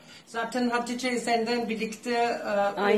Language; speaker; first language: Turkish; non-native, learner; German